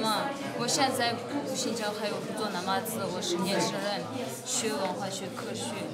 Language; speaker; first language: Chinese; non-native, local second language; Uyghur